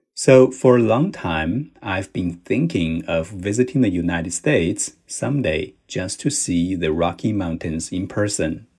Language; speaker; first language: English; non-native, fluent; Chinese